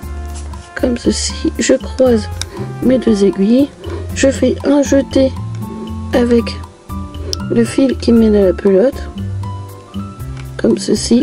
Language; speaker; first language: French; native; French